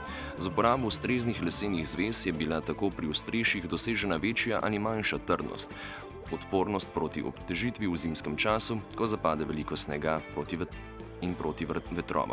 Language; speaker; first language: Slovenian; native; Slovenian